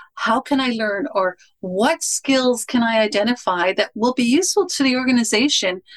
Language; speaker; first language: English; native; English